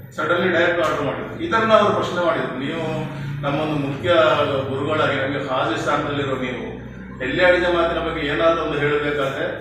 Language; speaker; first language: Kannada; non-native, local second language; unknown